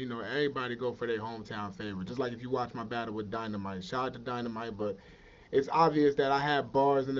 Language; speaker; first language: English; native; English